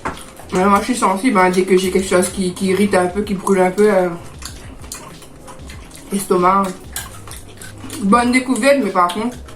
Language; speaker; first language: French; native; French